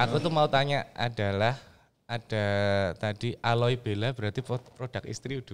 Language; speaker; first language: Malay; non-native, local second language; Javanese